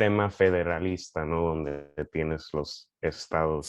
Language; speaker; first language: Spanish; early bilingual, heritage; Spanish